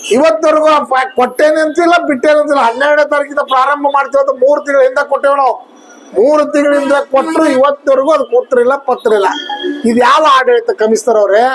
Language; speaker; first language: Kannada; native; Kannada